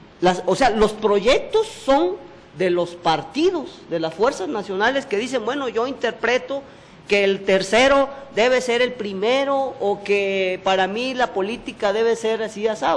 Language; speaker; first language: Spanish; native; Spanish